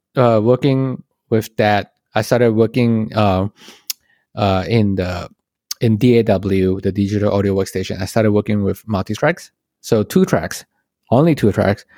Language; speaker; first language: English; non-native, local second language; Chinese